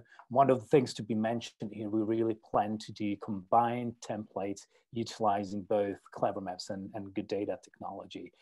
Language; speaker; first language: English; non-native, fluent; Czech